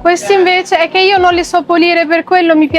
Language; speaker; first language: Italian; non-native, fluent; Arabic